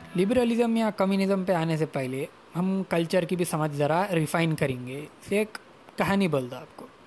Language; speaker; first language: Urdu; native; Urdu